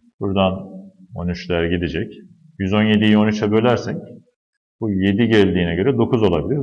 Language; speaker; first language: Turkish; native; Turkish